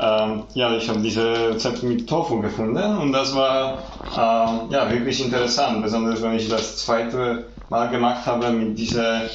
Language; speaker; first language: German; non-native, fluent; Polish